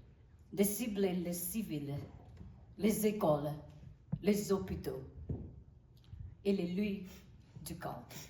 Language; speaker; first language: French; non-native, learner; Burmese